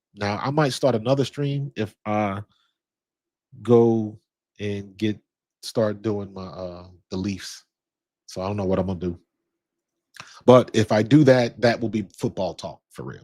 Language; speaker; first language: English; native; English